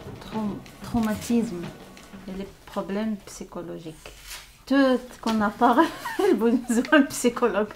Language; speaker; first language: French; non-native, learner; Arabic